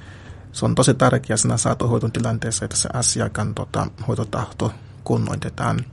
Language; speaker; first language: Finnish; non-native, fluent; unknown